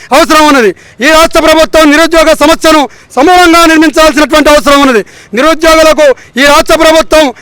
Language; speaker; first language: Telugu; non-native, local second language; Lambadi